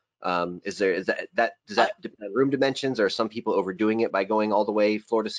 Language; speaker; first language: English; native; English